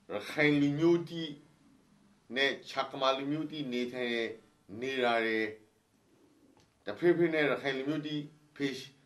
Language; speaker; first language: Burmese; native; Burmese